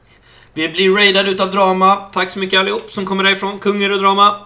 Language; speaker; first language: Swedish; native; Swedish